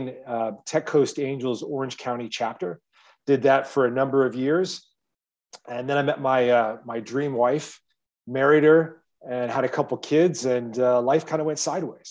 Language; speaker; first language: English; native; English